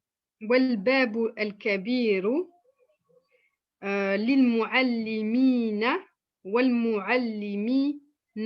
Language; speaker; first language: Arabic; non-native, learner; French